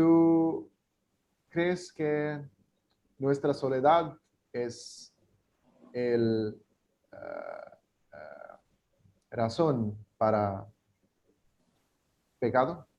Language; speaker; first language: Spanish; non-native, learner; English